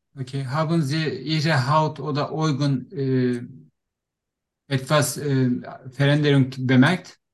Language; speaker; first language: German; non-native, learner; Turkish